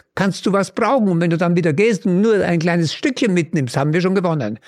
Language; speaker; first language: German; native; German